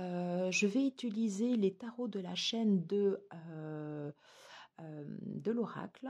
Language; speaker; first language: French; native; French